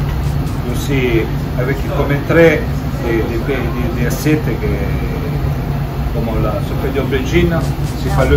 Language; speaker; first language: French; non-native, learner; Italian